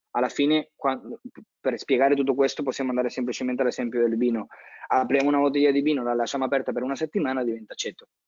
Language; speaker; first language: Italian; non-native, fluent; Spanish